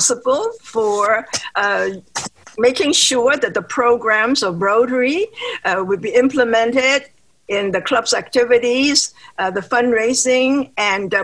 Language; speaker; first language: English; non-native, local second language; Cantonese